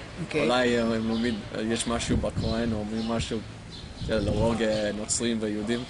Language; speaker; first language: Hebrew; non-native, learner; English